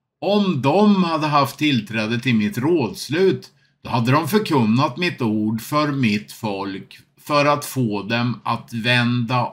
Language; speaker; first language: Swedish; native; Swedish